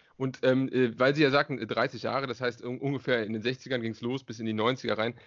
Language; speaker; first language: German; native; German